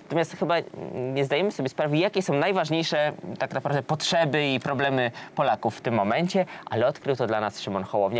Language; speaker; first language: Polish; native; Polish